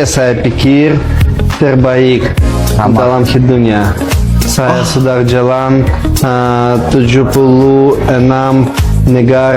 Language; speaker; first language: Indonesian; non-native, learner; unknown